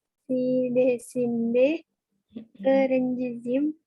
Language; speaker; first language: Turkish; non-native, learner; Indonesian